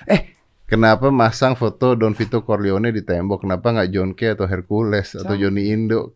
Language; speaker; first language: Indonesian; native; Indonesian